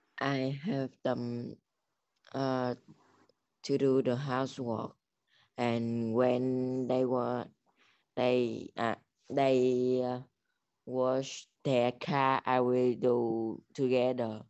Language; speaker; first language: English; non-native, learner; Vietnamese